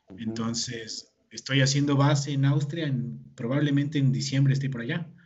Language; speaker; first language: Spanish; native; Spanish